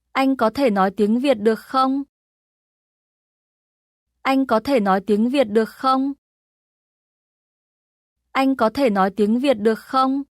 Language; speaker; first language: Vietnamese; non-native, fluent; Korean